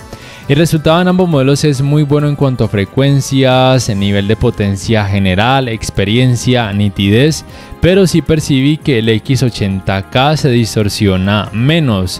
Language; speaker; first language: Spanish; native; Spanish